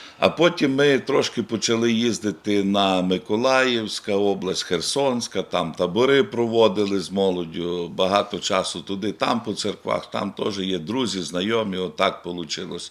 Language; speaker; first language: Ukrainian; native; Ukrainian